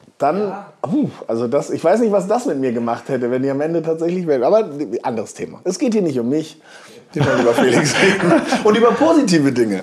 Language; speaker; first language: German; native; German